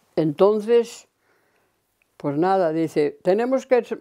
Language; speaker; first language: Spanish; native; Spanish